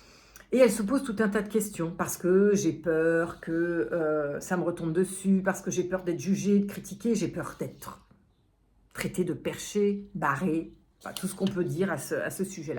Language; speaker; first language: French; native; French